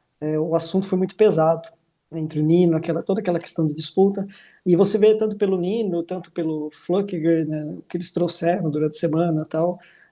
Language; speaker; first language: Portuguese; native; Portuguese